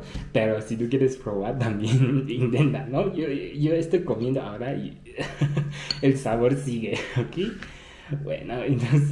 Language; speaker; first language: Spanish; non-native, fluent; Chinese